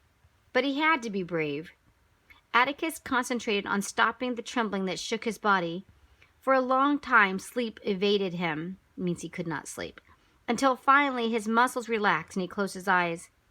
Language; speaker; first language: English; native; English